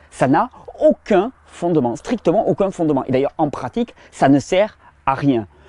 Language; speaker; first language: French; native; French